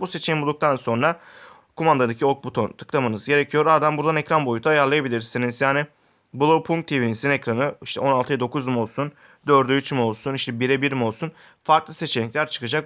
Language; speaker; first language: Turkish; native; Turkish